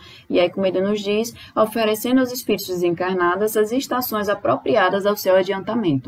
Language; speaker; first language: Portuguese; native; Portuguese